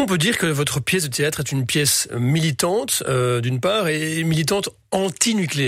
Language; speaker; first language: French; native; French